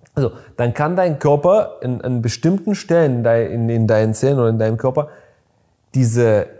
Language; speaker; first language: German; non-native, fluent; Bulgarian